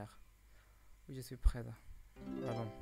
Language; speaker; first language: French; non-native, learner; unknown